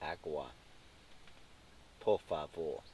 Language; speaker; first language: Spanish; non-native, learner; English